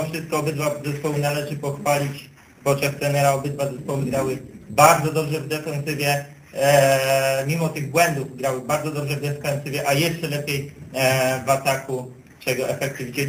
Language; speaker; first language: Polish; native; Polish